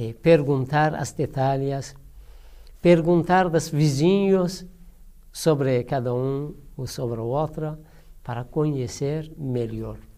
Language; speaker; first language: Portuguese; non-native, learner; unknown